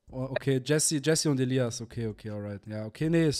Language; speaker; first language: German; native; German